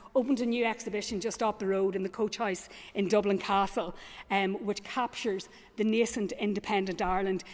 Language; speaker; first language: English; native; English